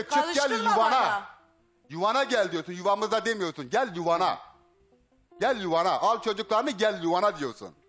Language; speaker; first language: Turkish; native; Turkish